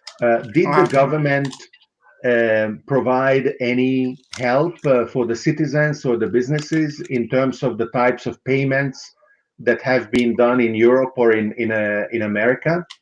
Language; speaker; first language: English; non-native, fluent; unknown